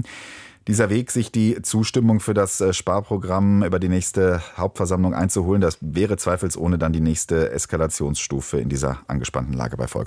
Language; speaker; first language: German; native; German